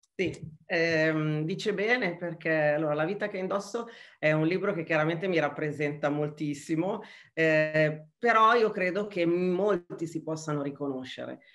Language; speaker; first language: Italian; native; Italian